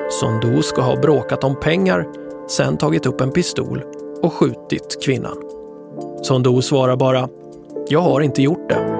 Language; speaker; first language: Swedish; native; Swedish